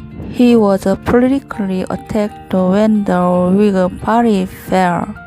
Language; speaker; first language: English; non-native, learner; Korean